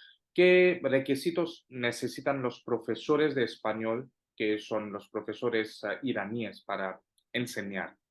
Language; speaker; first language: Spanish; non-native, fluent; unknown